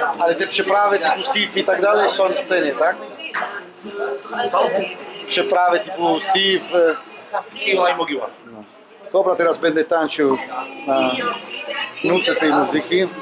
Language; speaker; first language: Polish; non-native, learner; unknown